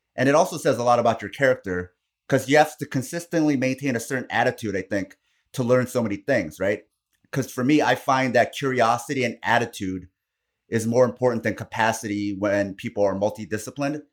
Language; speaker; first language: English; non-native, fluent; Korean